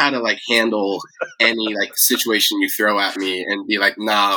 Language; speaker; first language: English; native; English